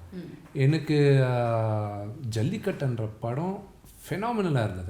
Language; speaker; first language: Tamil; non-native, local second language; Telugu